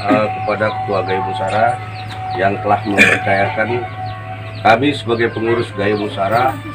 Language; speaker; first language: Indonesian; non-native, local second language; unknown